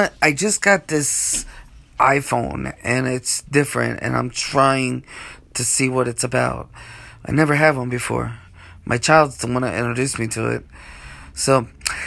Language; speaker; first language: English; native; English